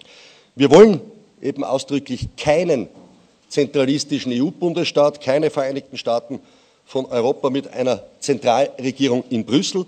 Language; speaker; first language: German; native; German